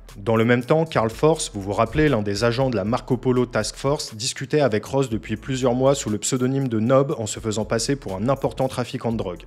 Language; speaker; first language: French; native; French